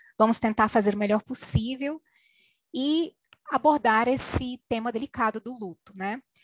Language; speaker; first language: Portuguese; native; Portuguese